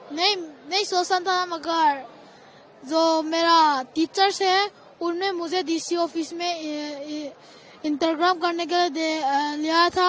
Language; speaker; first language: Hindi; non-native, local second language; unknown